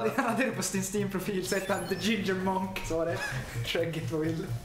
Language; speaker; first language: Swedish; native; Swedish